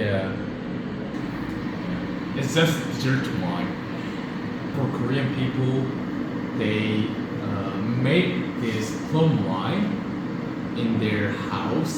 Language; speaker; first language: English; non-native, learner; Korean